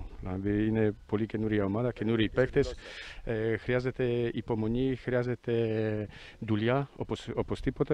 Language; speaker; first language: Greek; non-native, fluent; Polish